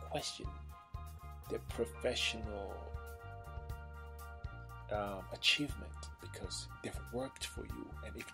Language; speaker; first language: English; non-native, local second language; Krio